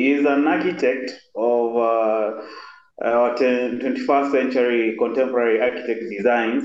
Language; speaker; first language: English; non-native, local second language; Kamba